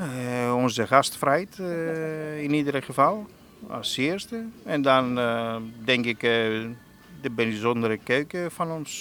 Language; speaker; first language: Dutch; non-native, fluent; Greek